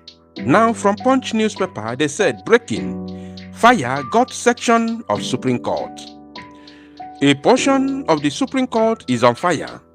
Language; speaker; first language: English; non-native, local second language; Igbo